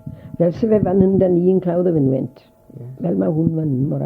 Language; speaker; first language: Welsh; native; Welsh